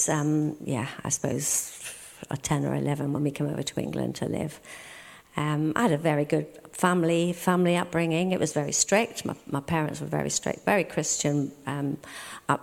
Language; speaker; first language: English; native; English